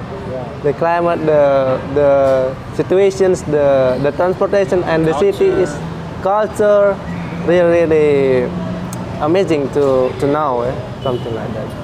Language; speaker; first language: English; non-native, fluent; Indonesian